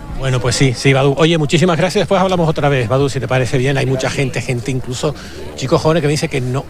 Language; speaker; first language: Spanish; native; Spanish